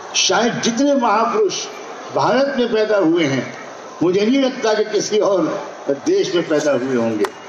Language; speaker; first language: Hindi; native; Hindi